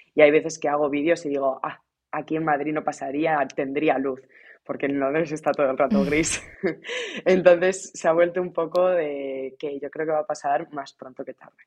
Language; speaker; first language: Spanish; native; Spanish